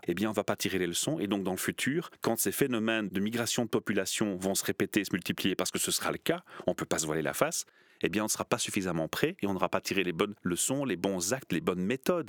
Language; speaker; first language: French; native; French